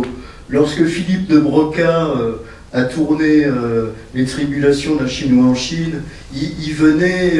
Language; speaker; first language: French; native; French